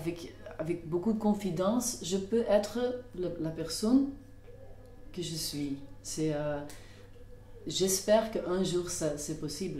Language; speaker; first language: French; non-native, local second language; Dutch